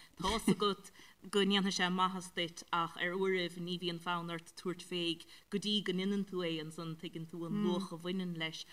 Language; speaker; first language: Irish; native; Irish